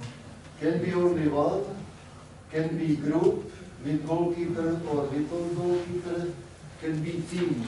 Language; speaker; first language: English; non-native, learner; Czech